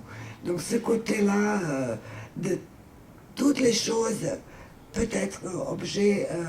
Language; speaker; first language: French; non-native, fluent; Serbian